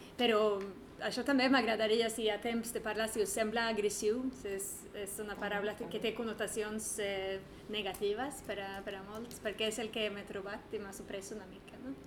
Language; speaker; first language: Catalan; non-native, fluent; Swedish